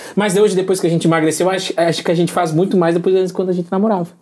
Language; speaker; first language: Portuguese; native; Portuguese